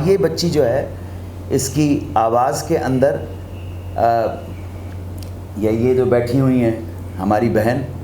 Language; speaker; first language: Hindi; native; Hindi